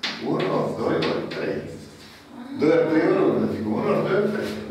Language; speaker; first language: Romanian; native; Romanian